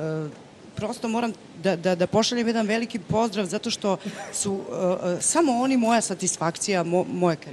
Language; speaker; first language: Serbian; native; Serbian